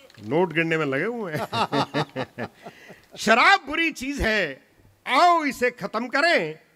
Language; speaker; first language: Hindi; non-native, local second language; Punjabi